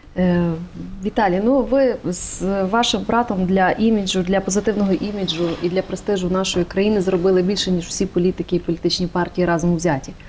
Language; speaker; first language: Ukrainian; native; Ukrainian